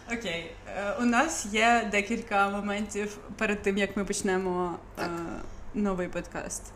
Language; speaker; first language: Ukrainian; non-native, local second language; Russian